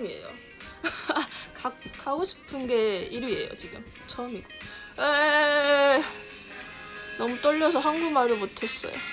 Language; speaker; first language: Korean; non-native, fluent; Chinese